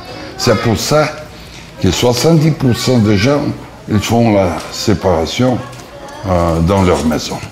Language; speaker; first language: French; non-native, fluent; Portuguese